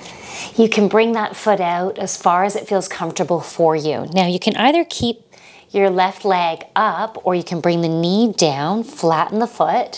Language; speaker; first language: English; native; English